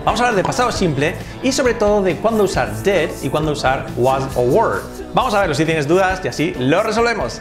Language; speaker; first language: Spanish; native; Spanish